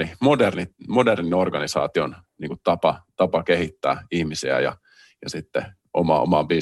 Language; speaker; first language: Finnish; native; Finnish